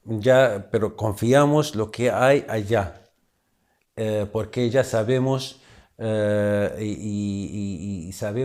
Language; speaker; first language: Spanish; non-native, fluent; Arabic